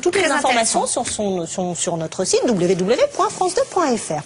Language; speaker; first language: French; native; French